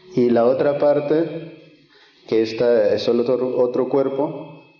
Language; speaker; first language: Spanish; early bilingual, other home language; Quechua